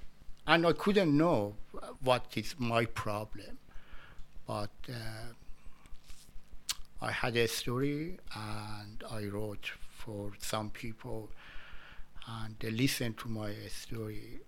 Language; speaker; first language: English; non-native, learner; Persian